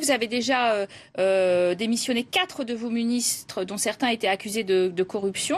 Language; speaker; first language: French; native; French